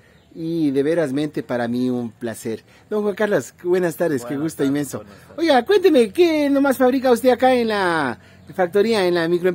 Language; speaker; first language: Spanish; native; Spanish